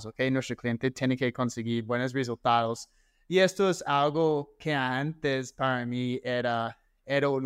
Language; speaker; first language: Spanish; non-native, fluent; English